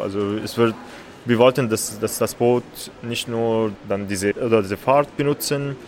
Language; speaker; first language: German; non-native, learner; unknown